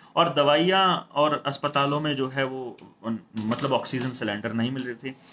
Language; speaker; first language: Hindi; native; Hindi